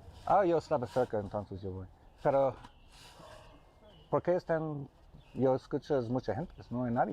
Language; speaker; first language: Spanish; non-native, learner; English